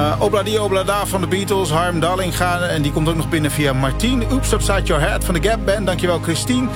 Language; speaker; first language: Dutch; native; Dutch